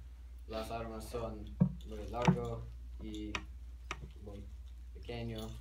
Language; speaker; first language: Spanish; non-native, learner; English